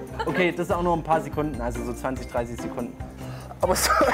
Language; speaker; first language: German; native; German